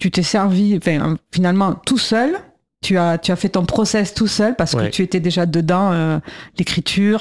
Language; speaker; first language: French; native; French